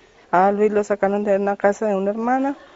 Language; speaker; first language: Spanish; native; Spanish